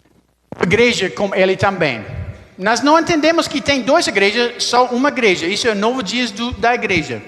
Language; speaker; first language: Portuguese; non-native, learner; English